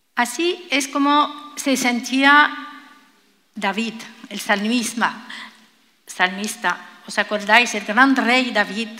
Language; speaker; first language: Spanish; non-native, fluent; French